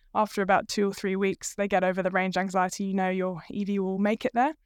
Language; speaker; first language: English; native; English